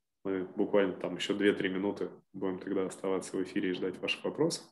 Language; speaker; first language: Russian; native; Russian